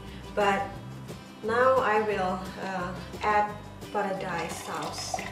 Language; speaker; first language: English; non-native, learner; Indonesian